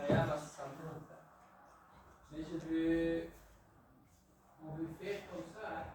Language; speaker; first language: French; non-native, local second language; Dutch